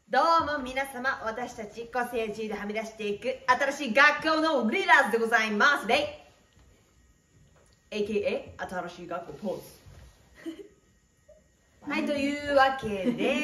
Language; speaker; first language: Japanese; native; Japanese